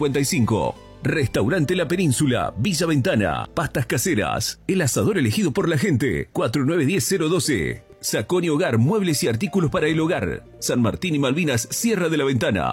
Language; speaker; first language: Spanish; native; Spanish